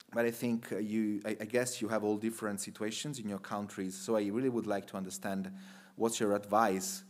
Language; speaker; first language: English; non-native, fluent; Italian